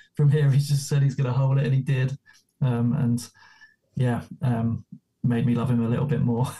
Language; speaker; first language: English; native; English